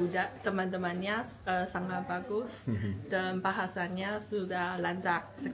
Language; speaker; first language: Indonesian; non-native, fluent; Chinese